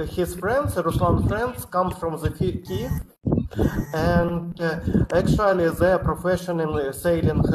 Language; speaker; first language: English; non-native, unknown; Ukrainian